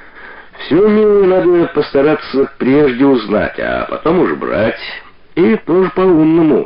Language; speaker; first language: Russian; native; Russian